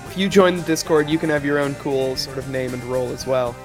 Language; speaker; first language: English; native; English